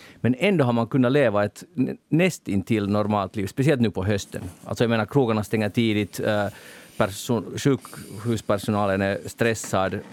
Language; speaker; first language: Swedish; native; Swedish